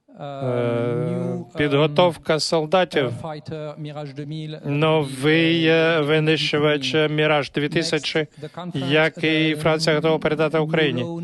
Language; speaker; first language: Ukrainian; non-native, fluent; French